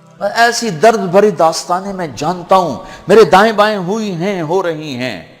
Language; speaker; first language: Urdu; non-native, local second language; Punjabi